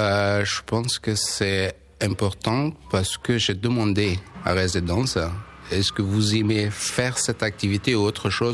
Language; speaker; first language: French; non-native, learner; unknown